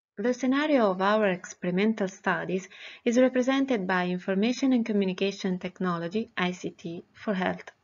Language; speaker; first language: English; non-native, fluent; Italian